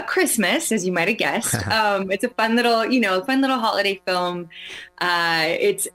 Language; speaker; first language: English; non-native, fluent; Swedish